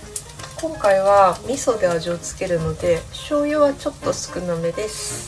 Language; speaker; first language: Japanese; non-native, local second language; Chinese